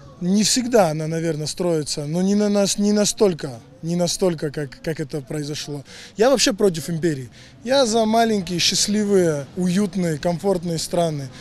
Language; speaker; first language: Russian; non-native, local second language; Georgian